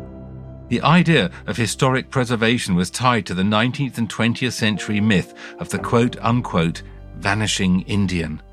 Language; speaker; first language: English; native; English